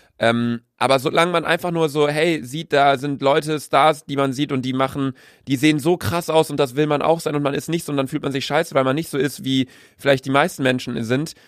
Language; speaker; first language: German; native; German